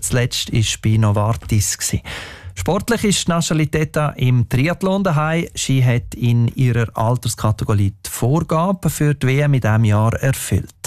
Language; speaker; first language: German; native; German